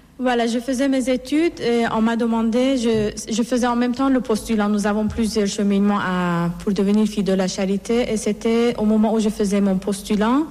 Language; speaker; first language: French; non-native, fluent; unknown